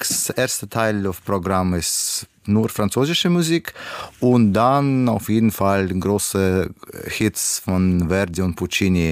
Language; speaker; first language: German; non-native, learner; Russian